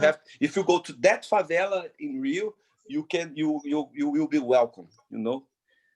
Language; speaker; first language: English; non-native, fluent; Portuguese